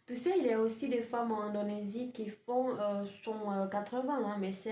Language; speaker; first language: French; non-native, fluent; Indonesian